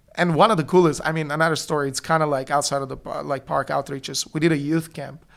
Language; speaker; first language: English; non-native, fluent; Bulgarian